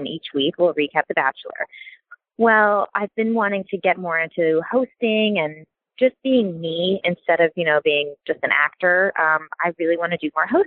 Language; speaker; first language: English; native; English